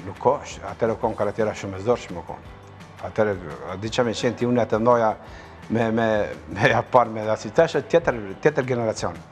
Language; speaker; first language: Albanian; native; Albanian